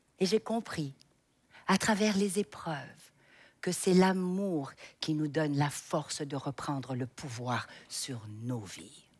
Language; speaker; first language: French; native; French